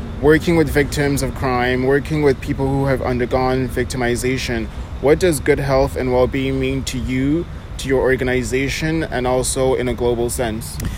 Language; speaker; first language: English; native; English